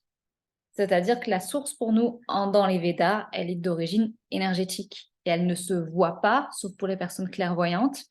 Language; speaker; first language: French; native; French